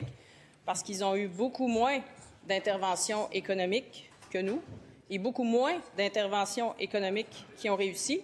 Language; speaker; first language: French; native; French